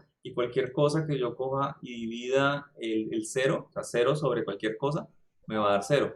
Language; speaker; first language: Spanish; native; Spanish